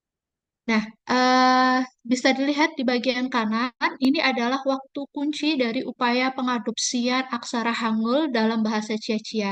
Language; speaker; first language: Indonesian; native; Indonesian